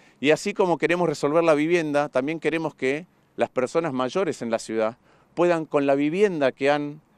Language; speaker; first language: Spanish; native; Spanish